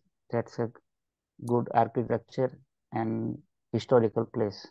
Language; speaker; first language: English; non-native, learner; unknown